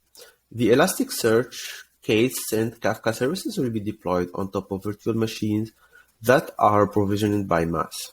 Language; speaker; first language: English; non-native, fluent; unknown